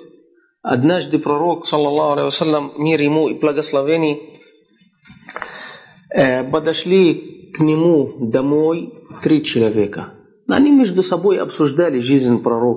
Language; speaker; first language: Russian; non-native, fluent; Arabic